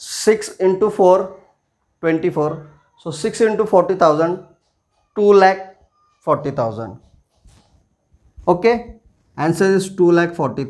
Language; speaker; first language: English; non-native, local second language; Marathi